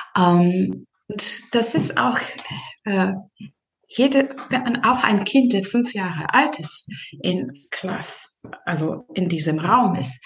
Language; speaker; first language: German; non-native, fluent; Serbian